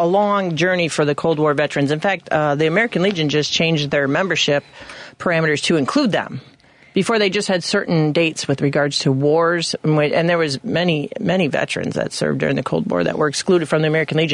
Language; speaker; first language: English; native; English